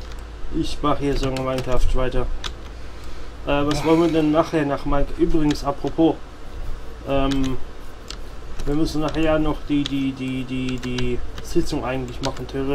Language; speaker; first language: German; native; German